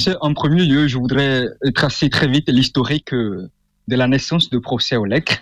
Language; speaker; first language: French; non-native, local second language; Fon